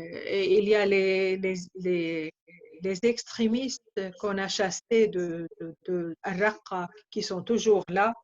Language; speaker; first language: French; non-native, fluent; Arabic